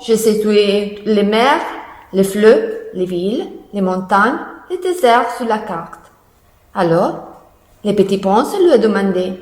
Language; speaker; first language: French; non-native, learner; Italian